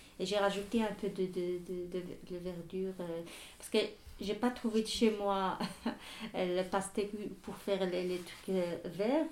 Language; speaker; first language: French; non-native, learner; Arabic